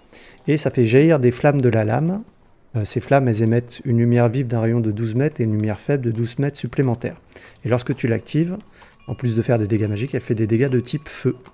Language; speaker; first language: French; native; French